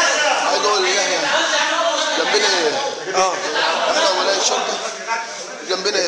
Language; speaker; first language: Arabic; native; Arabic